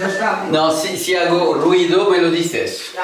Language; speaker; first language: Spanish; non-native, learner; French